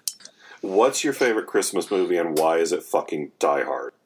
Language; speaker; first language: English; native; English